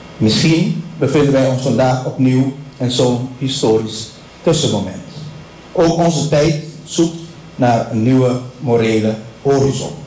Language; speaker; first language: Dutch; non-native, local second language; Papiamento